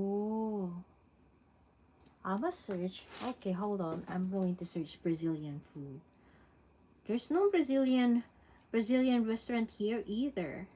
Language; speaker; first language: English; non-native, local second language; Filipino